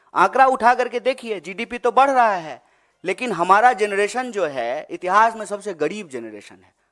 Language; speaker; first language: Hindi; native; Hindi